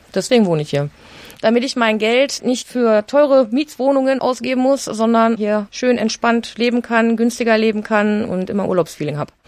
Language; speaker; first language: German; native; German